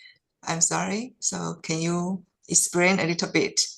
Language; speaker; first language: English; non-native, fluent; Chinese